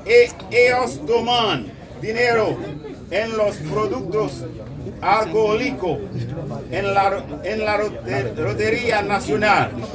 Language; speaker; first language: Spanish; non-native, learner; Haitian Creole